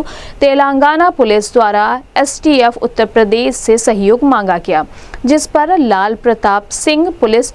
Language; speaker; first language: Hindi; native; Hindi